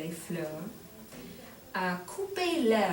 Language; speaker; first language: French; non-native, fluent; English